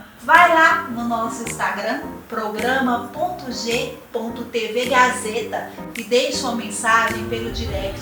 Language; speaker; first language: Portuguese; native; Portuguese